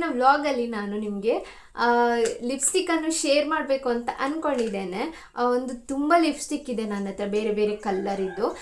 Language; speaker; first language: Kannada; non-native, local second language; Tulu